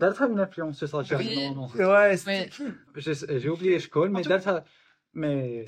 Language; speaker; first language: French; non-native, local second language; Arabic